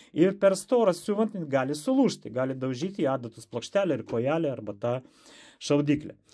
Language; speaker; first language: Lithuanian; non-native, local second language; Russian